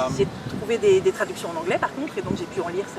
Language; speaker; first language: French; native; French